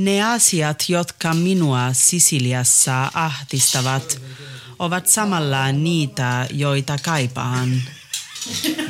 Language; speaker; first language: Finnish; non-native, learner; Italian